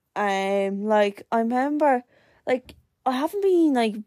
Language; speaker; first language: English; native; English